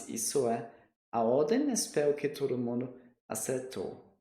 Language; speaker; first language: Portuguese; non-native, fluent; German